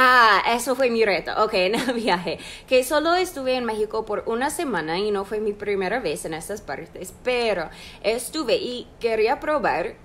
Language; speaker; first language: Spanish; non-native, fluent; English